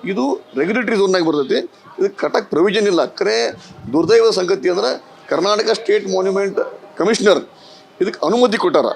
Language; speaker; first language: Kannada; native; Kannada